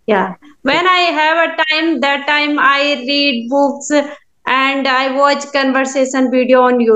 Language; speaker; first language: English; non-native, learner; Hindi